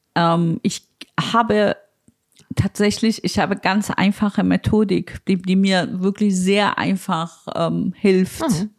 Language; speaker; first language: German; non-native, fluent; Persian